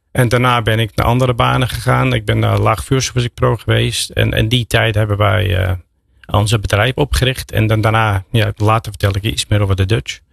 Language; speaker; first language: Dutch; non-native, fluent; English